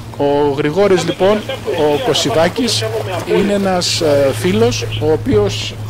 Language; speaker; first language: Greek; early bilingual, heritage; Greek